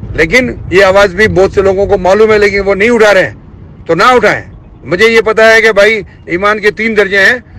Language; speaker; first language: Urdu; native; Urdu